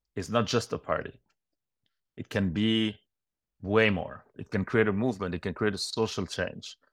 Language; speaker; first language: English; non-native, fluent; Arabic